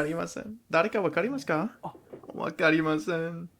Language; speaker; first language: Japanese; non-native, learner; English